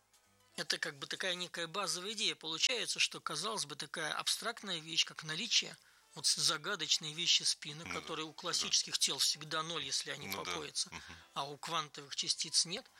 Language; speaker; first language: Russian; native; Russian